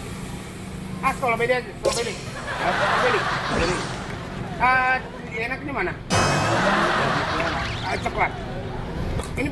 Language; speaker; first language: Indonesian; non-native, learner; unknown